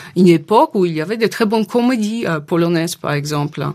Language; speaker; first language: French; non-native, fluent; Polish